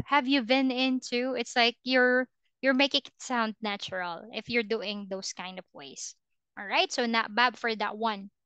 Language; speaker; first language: English; non-native, fluent; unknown